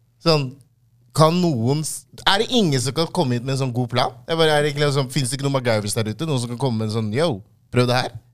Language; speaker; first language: Norwegian; early bilingual, other home language; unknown